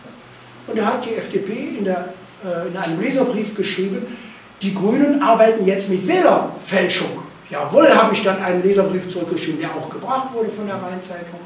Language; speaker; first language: German; native; German